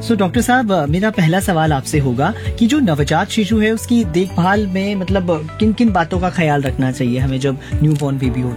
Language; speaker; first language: Hindi; native; Hindi